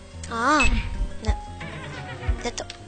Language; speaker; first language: Greek; native; Greek